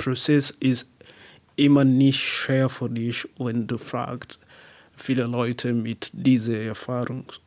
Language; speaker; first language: German; non-native, learner; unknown